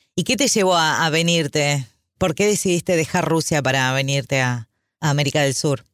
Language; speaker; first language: Spanish; native; Spanish